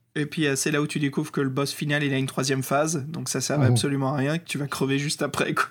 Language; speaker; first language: French; native; French